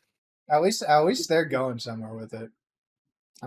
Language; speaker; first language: English; native; English